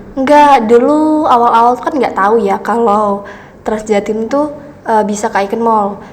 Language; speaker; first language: Indonesian; native; Indonesian